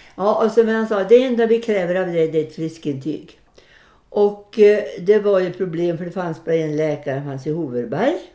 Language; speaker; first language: Swedish; native; Swedish